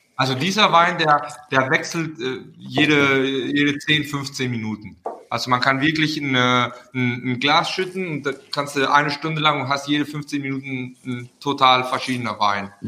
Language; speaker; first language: German; early bilingual, heritage; Spanish